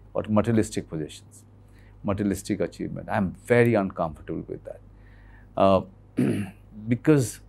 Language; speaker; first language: Hindi; native; Hindi